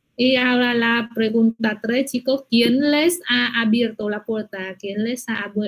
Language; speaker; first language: Spanish; non-native, fluent; Vietnamese